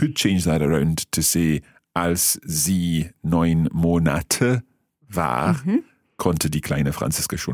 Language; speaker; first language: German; non-native, fluent; English